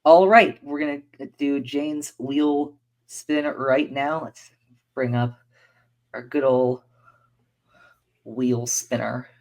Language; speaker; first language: English; native; English